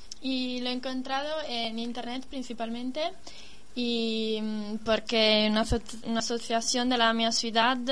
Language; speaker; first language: Spanish; non-native, learner; Italian